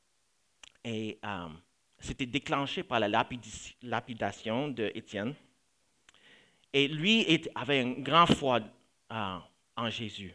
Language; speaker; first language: French; non-native, fluent; English